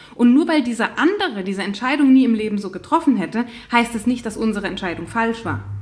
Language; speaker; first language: German; native; German